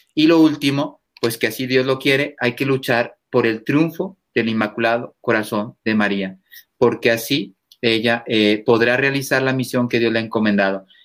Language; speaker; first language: Spanish; native; Spanish